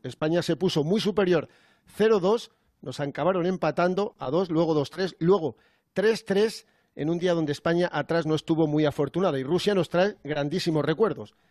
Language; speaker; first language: Spanish; native; Spanish